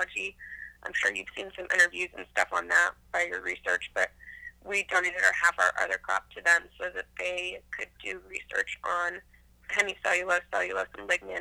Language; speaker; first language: English; native; English